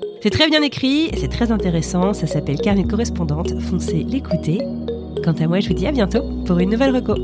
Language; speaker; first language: French; native; French